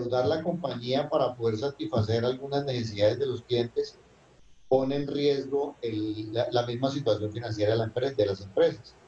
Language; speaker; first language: Spanish; native; Spanish